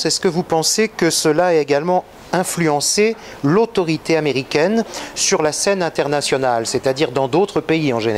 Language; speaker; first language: French; native; French